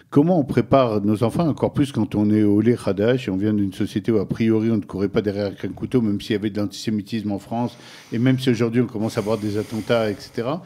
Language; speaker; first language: French; native; French